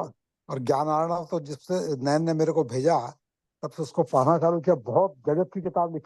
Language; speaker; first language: Hindi; native; Hindi